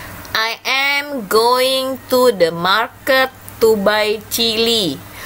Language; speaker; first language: English; non-native, learner; Indonesian